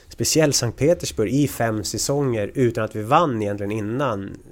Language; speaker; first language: Swedish; native; Swedish